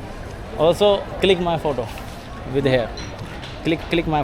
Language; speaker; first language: English; non-native, learner; Hindi